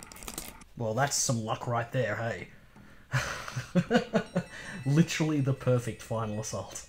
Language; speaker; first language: English; native; English